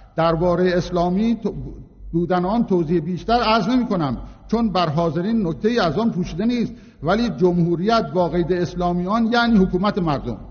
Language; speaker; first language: Persian; non-native, local second language; Azerbaijani